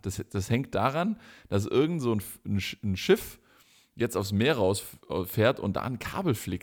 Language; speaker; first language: German; native; German